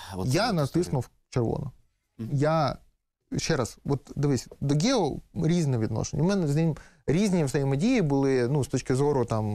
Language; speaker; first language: Ukrainian; native; Ukrainian